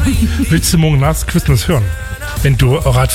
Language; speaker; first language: German; native; German